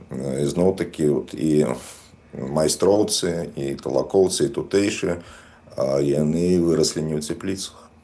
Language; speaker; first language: Belarusian; native; Belarusian